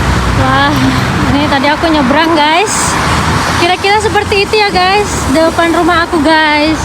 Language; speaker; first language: Indonesian; native; Indonesian